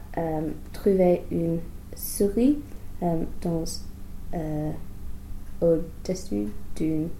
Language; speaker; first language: French; non-native, learner; English